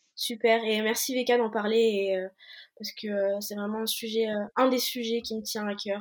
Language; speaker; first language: French; native; French